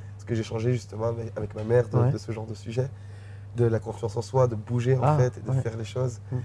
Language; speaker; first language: French; native; French